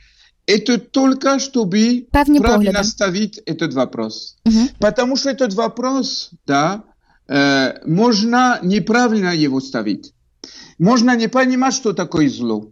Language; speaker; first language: Russian; non-native, fluent; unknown